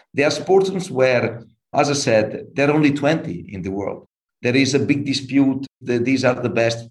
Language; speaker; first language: English; non-native, fluent; Italian